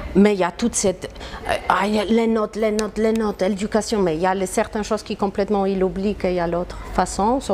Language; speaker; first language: French; non-native, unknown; Polish